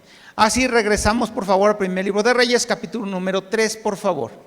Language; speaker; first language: Spanish; native; Spanish